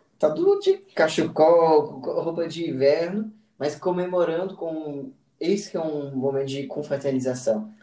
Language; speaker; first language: Portuguese; non-native, fluent; French